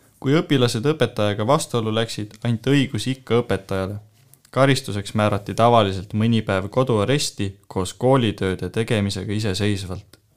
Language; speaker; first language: Estonian; native; Estonian